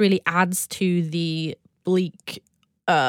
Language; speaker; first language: English; native; English